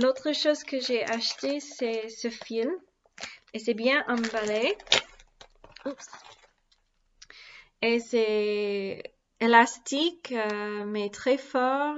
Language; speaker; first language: French; non-native, learner; English